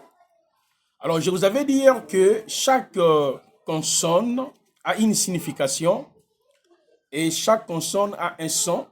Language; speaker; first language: French; non-native, local second language; Lingala